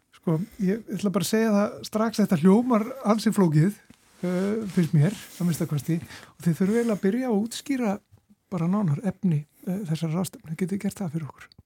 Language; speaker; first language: Icelandic; native; Icelandic